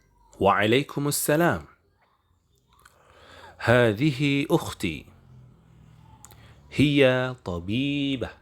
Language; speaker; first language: Arabic; non-native, fluent; Indonesian